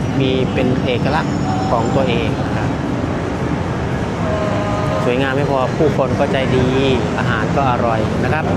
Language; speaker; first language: Thai; native; Thai